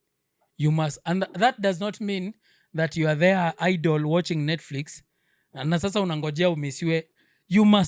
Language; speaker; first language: English; non-native, local second language; Swahili